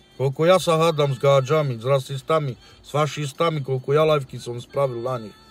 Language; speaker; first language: Slovak; non-native, local second language; Romany